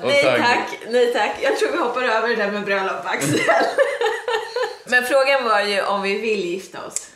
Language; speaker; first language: Swedish; native; Swedish